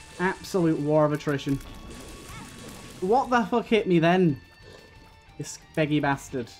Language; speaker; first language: English; native; English